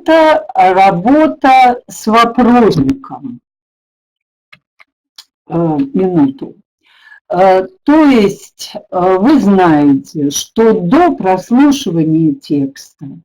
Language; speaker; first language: Russian; native; Russian